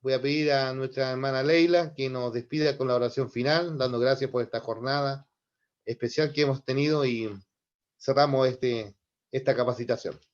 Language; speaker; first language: Spanish; native; Spanish